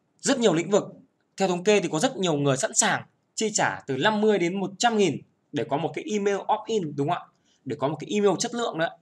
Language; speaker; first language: Vietnamese; native; Vietnamese